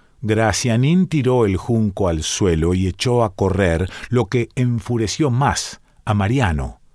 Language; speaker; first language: Spanish; native; Spanish